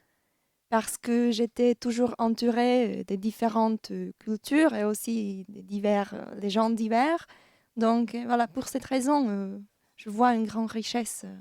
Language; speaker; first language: French; non-native, fluent; Slovak